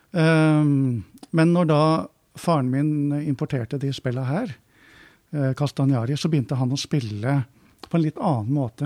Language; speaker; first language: Norwegian; native; Norwegian